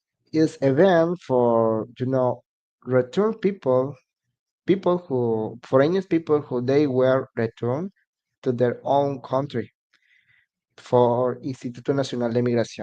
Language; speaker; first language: English; non-native, learner; Spanish